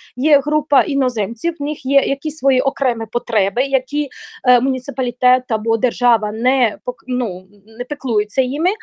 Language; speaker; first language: Ukrainian; non-native, local second language; Russian